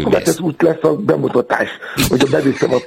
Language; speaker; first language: Hungarian; non-native, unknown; Yoruba